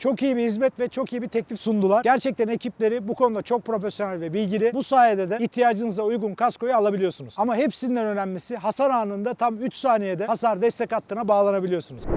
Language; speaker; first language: Turkish; native; Turkish